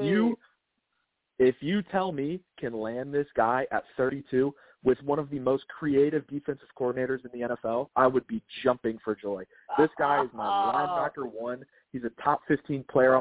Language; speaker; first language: English; native; English